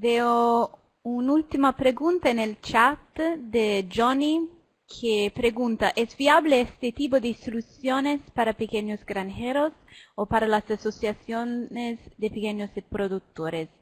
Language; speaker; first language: Spanish; non-native, learner; Italian